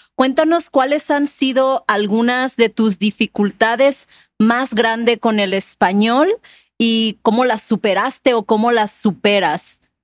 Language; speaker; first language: Spanish; native; Spanish